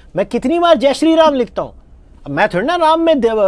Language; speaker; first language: Hindi; native; Hindi